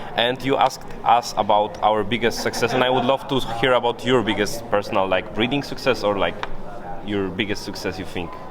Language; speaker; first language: English; non-native, fluent; Polish